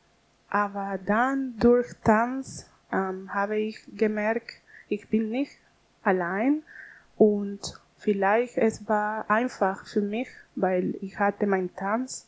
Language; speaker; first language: German; non-native, learner; Spanish